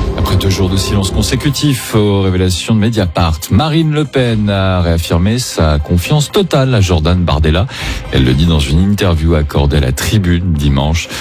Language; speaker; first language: French; native; French